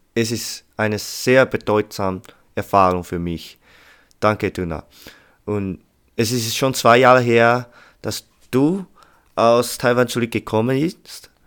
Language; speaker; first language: German; non-native, learner; Chinese